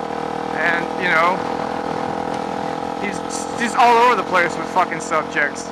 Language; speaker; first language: English; native; English